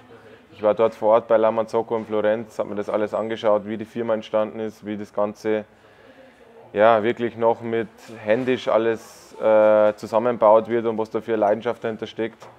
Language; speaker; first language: German; native; German